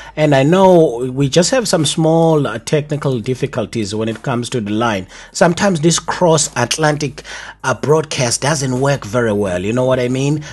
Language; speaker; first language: English; non-native, local second language; Zulu